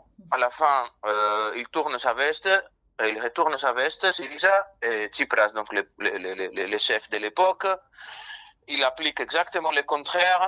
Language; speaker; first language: French; non-native, fluent; Greek